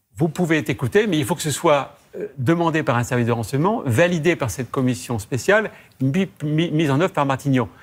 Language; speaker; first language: French; native; French